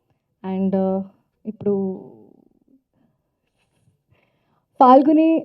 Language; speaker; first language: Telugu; non-native, fluent; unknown